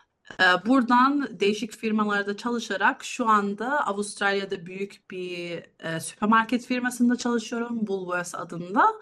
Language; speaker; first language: Turkish; early bilingual, heritage; Turkish